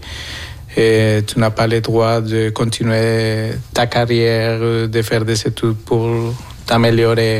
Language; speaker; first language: French; non-native, fluent; Spanish